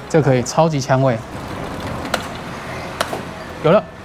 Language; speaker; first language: Chinese; native; Chinese